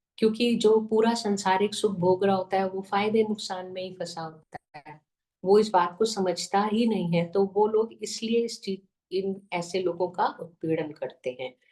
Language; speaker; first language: Hindi; native; Hindi